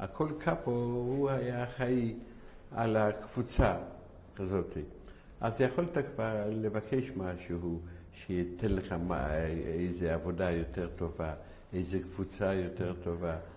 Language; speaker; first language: Hebrew; non-native, fluent; Yiddish